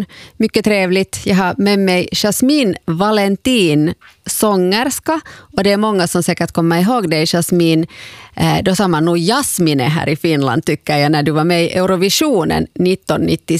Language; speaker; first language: Swedish; native; Swedish